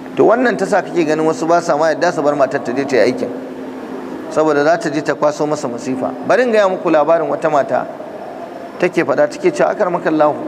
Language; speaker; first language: Hausa; native; Hausa